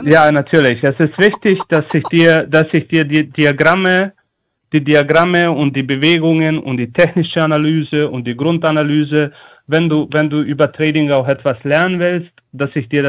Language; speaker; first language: German; non-native, fluent; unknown